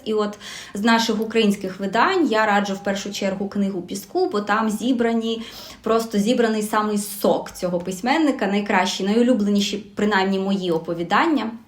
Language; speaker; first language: Ukrainian; non-native, local second language; Russian